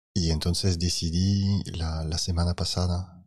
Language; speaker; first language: Spanish; non-native, fluent; French